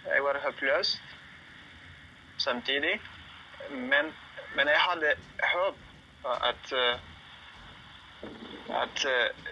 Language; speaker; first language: Norwegian; non-native, learner; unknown